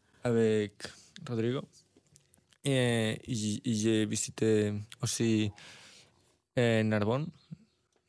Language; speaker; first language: French; non-native, learner; Spanish